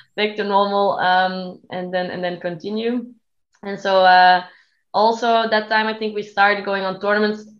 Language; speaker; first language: English; non-native, fluent; Dutch